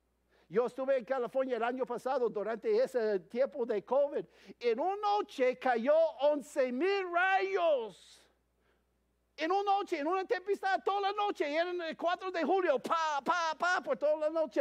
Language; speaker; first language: Spanish; non-native, fluent; English